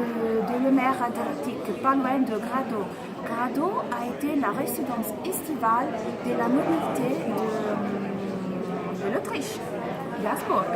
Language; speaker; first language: French; non-native, fluent; Italian